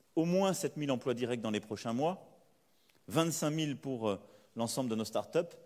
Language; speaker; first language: French; native; French